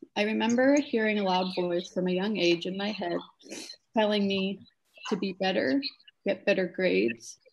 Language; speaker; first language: English; native; English